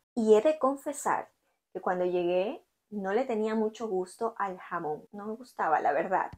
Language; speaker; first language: Spanish; native; Spanish